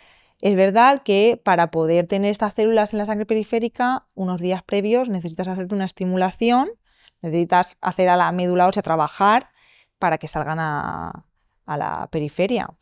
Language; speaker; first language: Spanish; native; Spanish